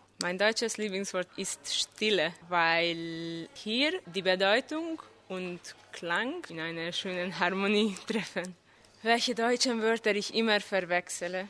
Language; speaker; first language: German; non-native, fluent; Hungarian